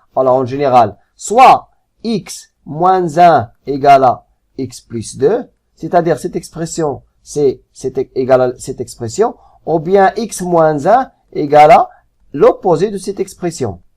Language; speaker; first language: French; non-native, local second language; Arabic